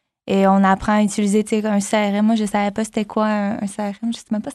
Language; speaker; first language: French; native; French